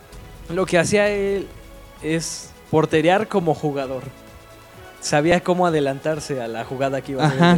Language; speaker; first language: Spanish; native; Spanish